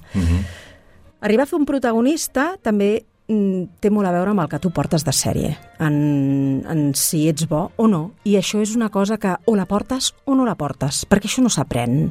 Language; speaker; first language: Catalan; native; Catalan